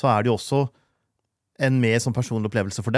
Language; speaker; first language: Norwegian; native; Norwegian